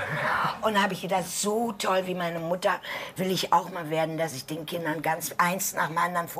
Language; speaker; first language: German; native; German